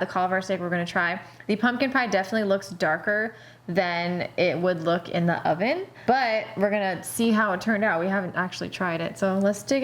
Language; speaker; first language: English; native; English